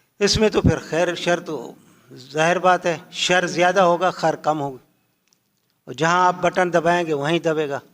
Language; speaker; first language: Urdu; native; Urdu